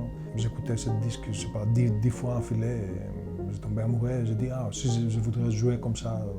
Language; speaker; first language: French; non-native, fluent; Greek